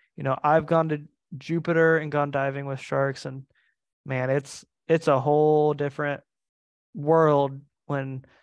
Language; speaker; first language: English; native; English